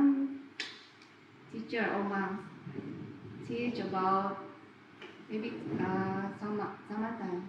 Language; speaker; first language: English; non-native, learner; Indonesian